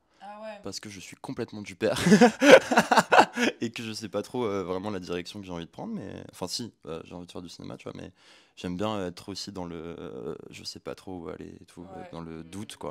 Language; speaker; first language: French; native; French